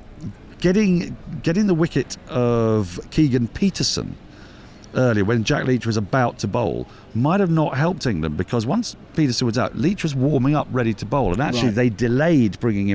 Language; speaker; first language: English; native; English